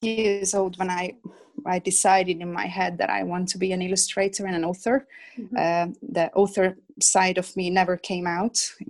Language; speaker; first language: English; non-native, fluent; Hungarian